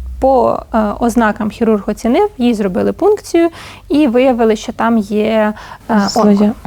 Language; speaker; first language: Ukrainian; native; Ukrainian